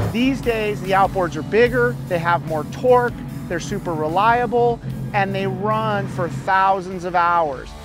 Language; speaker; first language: English; native; English